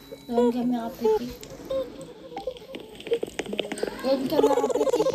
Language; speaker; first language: French; early bilingual, other home language; Portuguese